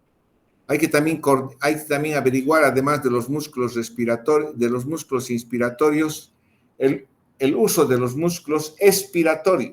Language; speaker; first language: Spanish; native; Spanish